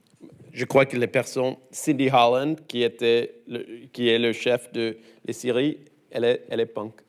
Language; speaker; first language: French; non-native, learner; English